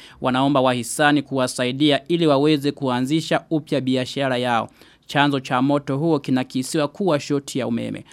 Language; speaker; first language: Swahili; non-native, local second language; Rundi